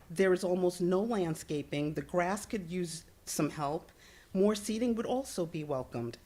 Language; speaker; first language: English; native; English